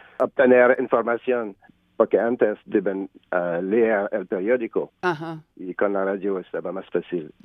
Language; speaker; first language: Spanish; non-native, learner; French